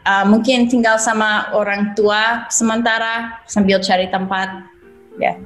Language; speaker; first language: Indonesian; non-native, fluent; English